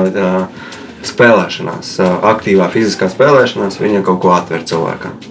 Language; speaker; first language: Latvian; non-native, local second language; Russian